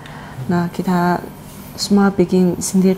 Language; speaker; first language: Indonesian; non-native, learner; Chinese